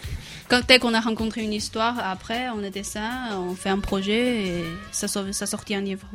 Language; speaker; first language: French; non-native, learner; Chinese